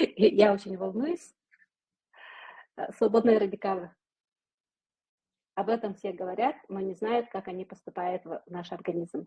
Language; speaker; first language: Russian; non-native, local second language; Yakut